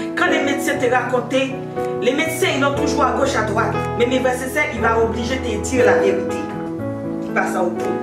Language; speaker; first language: French; non-native, local second language; Haitian Creole